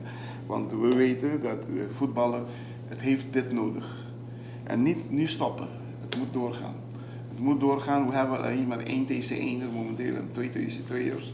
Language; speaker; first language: Dutch; non-native, local second language; Papiamento